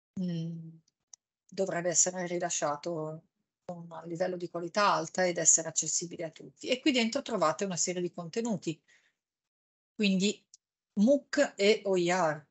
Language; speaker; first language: Italian; native; Italian